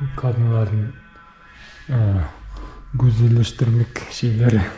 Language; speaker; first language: Turkish; non-native, learner; Bashkir